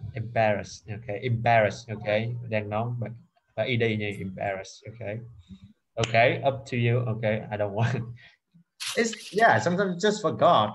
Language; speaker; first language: English; non-native, fluent; Vietnamese